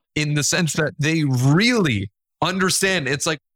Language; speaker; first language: English; non-native, fluent; Spanish